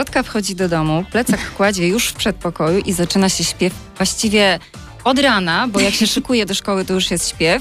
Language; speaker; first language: Polish; native; Polish